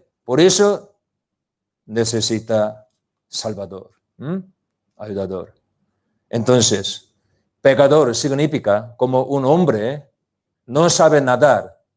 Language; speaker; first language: Spanish; non-native, learner; Korean